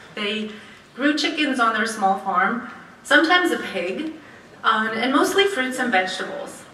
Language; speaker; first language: English; early bilingual, other home language; Romanian